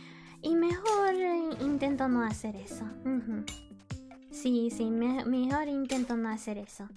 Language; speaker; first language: Spanish; early bilingual, heritage; Spanish